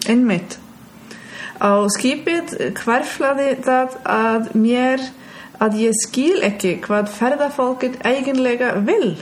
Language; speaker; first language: Icelandic; non-native, learner; German